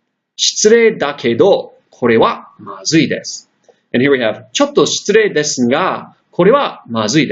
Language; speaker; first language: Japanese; non-native, fluent; English